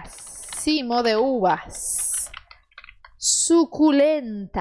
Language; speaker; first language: Spanish; non-native, fluent; Portuguese